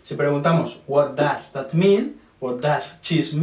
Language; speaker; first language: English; non-native, learner; Spanish